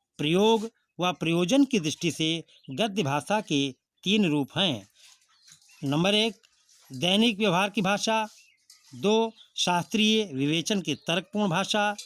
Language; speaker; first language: Hindi; native; Hindi